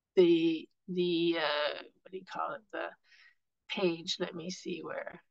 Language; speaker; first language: English; native; English